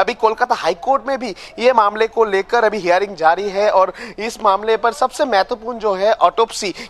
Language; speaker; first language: Hindi; non-native, local second language; Bangla